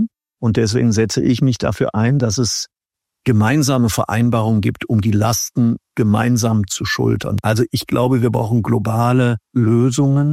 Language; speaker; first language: German; native; German